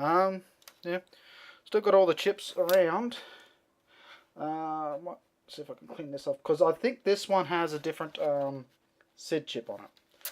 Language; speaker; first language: English; native; English